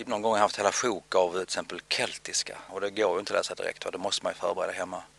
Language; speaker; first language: Swedish; native; Swedish